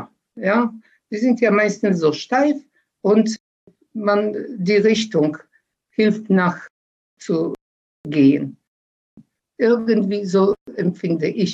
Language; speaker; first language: German; early bilingual, other home language; Polish